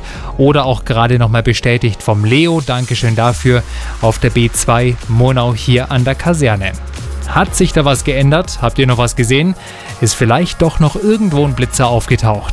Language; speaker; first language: German; native; German